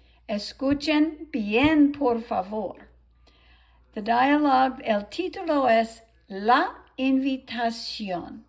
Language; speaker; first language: Spanish; non-native, fluent; English